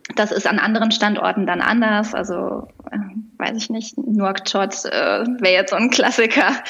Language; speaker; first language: German; native; German